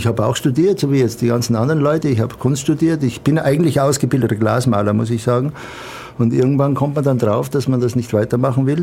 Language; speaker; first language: German; native; German